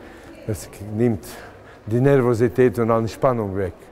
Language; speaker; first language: German; non-native, fluent; Latvian